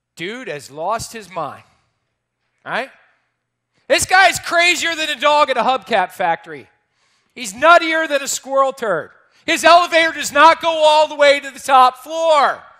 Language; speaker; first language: English; native; English